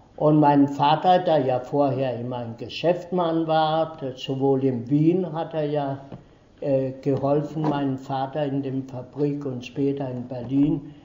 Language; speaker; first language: German; early bilingual, heritage; German